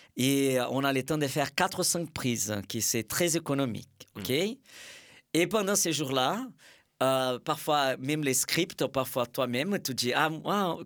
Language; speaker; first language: French; non-native, fluent; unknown